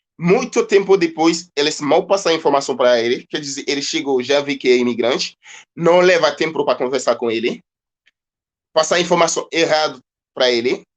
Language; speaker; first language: Portuguese; non-native, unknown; Haitian Creole